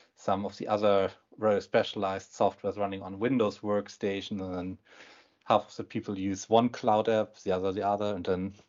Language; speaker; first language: English; non-native, fluent; German